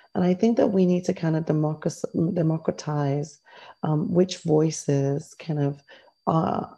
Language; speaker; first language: English; native; English